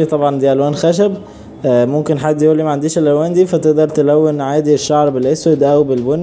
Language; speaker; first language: Arabic; native; Arabic